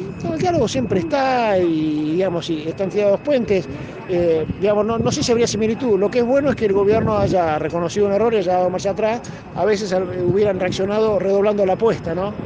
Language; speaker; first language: Spanish; native; Spanish